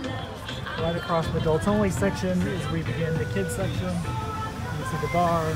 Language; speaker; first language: English; native; English